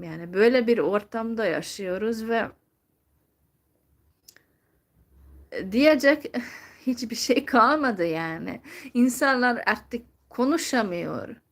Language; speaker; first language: Turkish; non-native, fluent; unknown